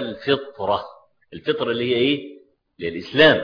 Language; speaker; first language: Arabic; native; Arabic